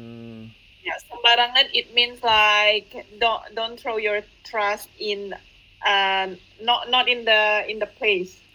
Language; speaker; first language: English; non-native, fluent; Indonesian